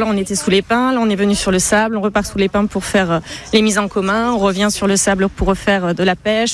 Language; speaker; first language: French; native; French